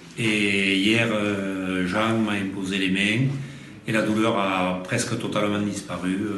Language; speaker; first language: French; native; French